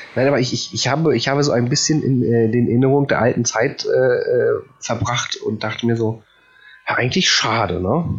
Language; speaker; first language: German; early bilingual, other home language; Polish